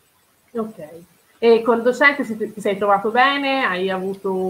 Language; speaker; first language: Italian; native; Italian